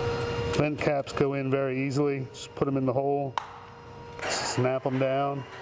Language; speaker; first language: English; native; English